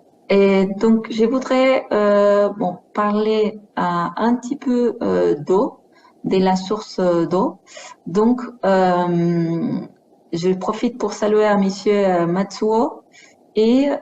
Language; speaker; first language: French; non-native, fluent; Spanish